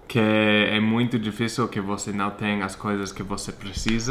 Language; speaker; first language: Portuguese; non-native, fluent; English